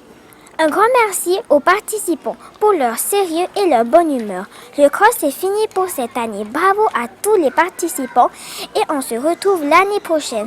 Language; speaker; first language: French; native; French